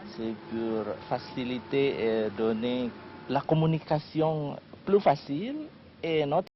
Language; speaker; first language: French; non-native, learner; Indonesian